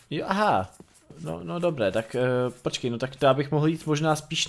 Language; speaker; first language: Czech; native; Czech